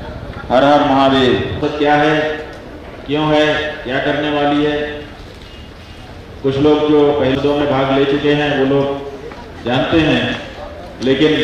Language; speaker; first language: Hindi; native; Hindi